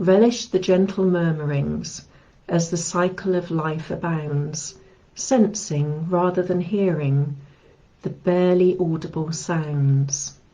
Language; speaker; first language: English; native; English